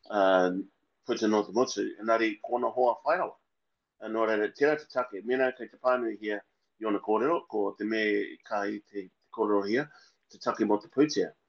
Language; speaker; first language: Māori; non-native, local second language; English